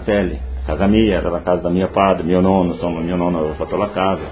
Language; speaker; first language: Italian; non-native, local second language; Friulian